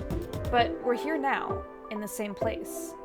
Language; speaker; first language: English; native; English